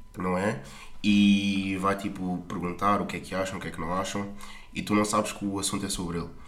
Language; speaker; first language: Portuguese; native; Portuguese